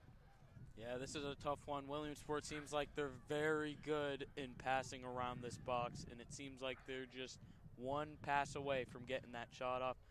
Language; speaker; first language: English; native; English